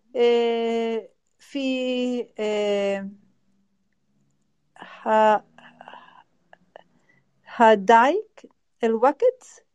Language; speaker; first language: Arabic; non-native, learner; Spanish